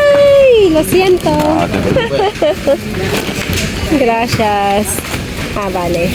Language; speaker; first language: Spanish; non-native, learner; Filipino